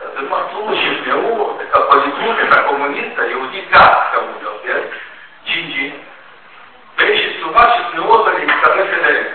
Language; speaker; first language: Hebrew; non-native, fluent; Russian